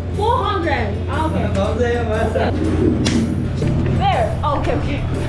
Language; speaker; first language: English; non-native, learner; Korean